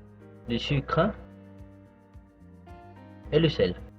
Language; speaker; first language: French; non-native, fluent; Spanish